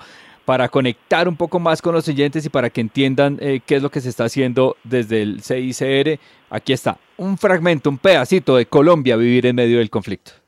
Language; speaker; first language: Spanish; native; Spanish